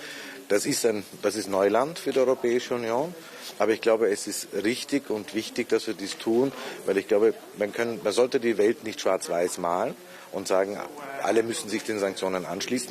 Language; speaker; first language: German; native; German